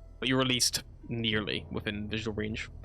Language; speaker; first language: English; native; English